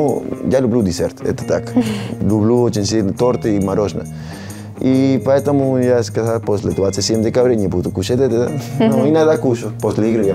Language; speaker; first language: Russian; non-native, learner; Spanish